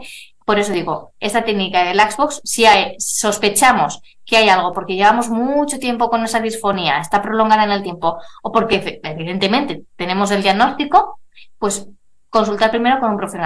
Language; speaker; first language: Spanish; native; Spanish